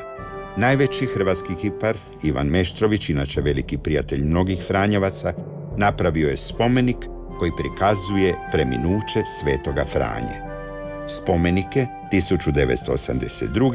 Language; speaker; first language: Croatian; native; Croatian